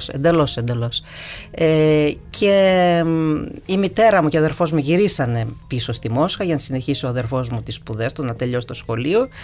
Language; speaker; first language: Greek; early bilingual, heritage; Greek